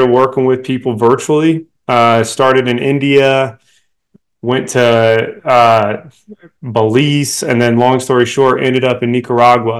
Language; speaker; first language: English; native; English